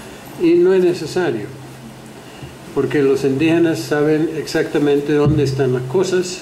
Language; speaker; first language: Spanish; non-native, fluent; English